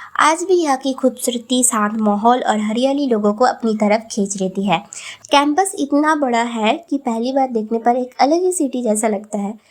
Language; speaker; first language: Hindi; non-native, local second language; Bangla